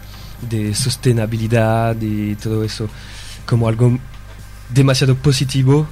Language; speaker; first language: Spanish; non-native, fluent; French